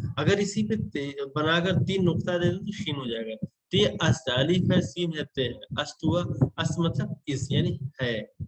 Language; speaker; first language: Hindi; native; Hindi